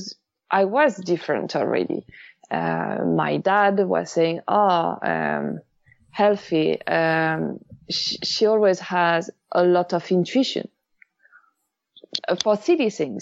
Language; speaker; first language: English; non-native, learner; French